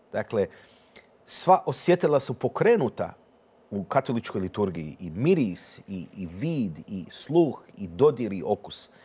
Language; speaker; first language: Serbian; early bilingual, heritage; Serbian